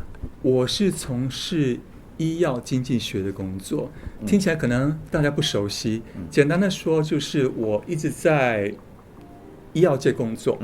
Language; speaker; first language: Chinese; native; Chinese